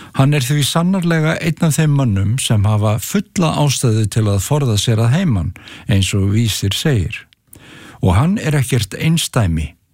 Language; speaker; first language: Icelandic; native; Icelandic